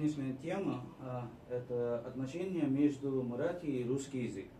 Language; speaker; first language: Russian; non-native, fluent; Marathi